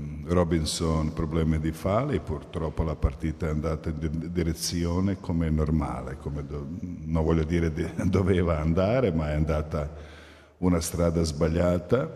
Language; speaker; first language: Italian; non-native, fluent; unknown